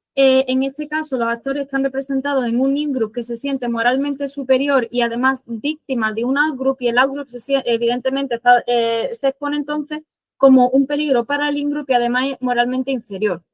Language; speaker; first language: Spanish; native; Spanish